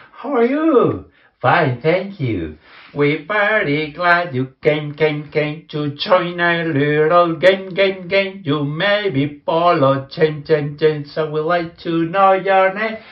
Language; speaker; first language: English; non-native, fluent; Spanish